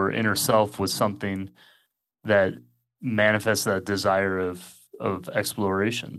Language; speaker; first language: English; native; English